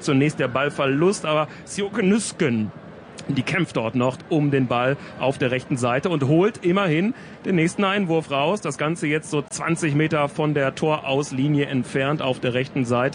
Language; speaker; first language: German; native; German